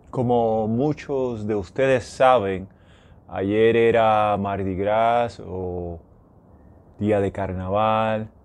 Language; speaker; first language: Spanish; native; Spanish